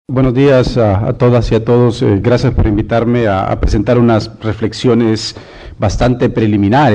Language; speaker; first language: Spanish; native; Spanish